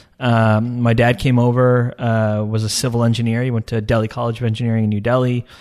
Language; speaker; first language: English; early bilingual, other home language; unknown